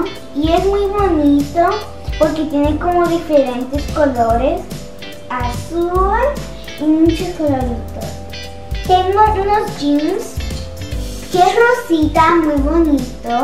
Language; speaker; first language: Spanish; early bilingual, other home language; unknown